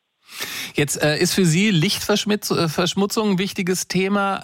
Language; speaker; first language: German; native; German